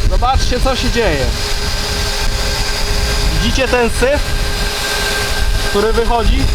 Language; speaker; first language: Polish; native; Polish